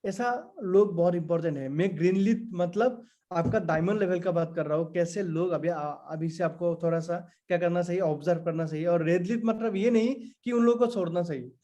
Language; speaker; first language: Hindi; non-native, local second language; Assamese